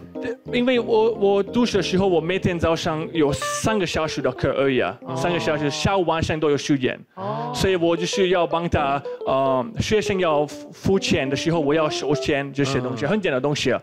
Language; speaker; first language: Chinese; non-native, fluent; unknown